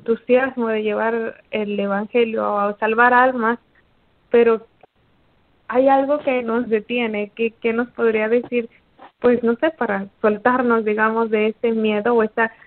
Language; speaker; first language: Spanish; native; Spanish